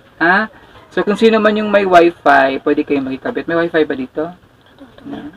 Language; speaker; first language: Filipino; non-native, local second language; Cebuano